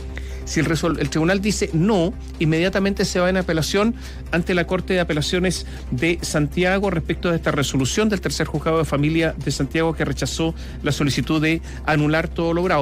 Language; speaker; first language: Spanish; native; Spanish